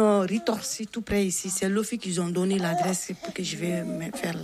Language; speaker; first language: French; non-native, learner; Bambara